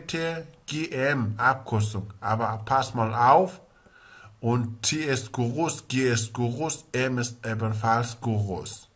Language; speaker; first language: German; non-native, learner; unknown